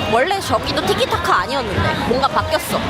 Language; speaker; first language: Korean; native; Korean